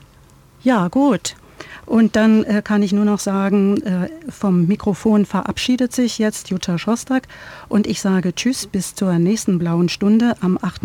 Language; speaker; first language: German; native; German